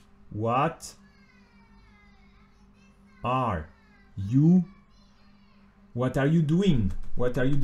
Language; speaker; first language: English; non-native, fluent; French